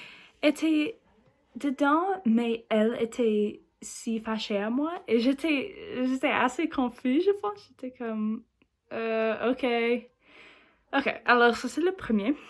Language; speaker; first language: French; non-native, learner; English